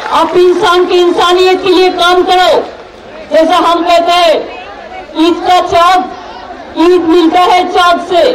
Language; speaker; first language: Hindi; non-native, local second language; Bangla